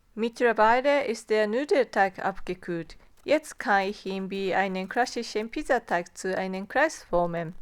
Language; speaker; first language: German; non-native, fluent; Japanese